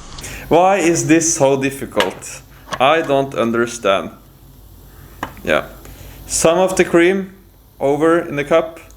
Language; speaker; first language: English; non-native, fluent; Norwegian